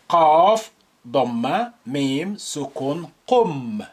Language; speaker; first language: Arabic; non-native, fluent; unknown